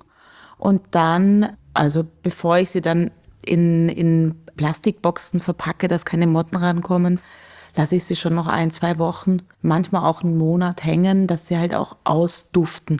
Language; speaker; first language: German; native; German